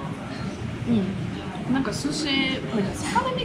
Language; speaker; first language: Japanese; non-native, fluent; Russian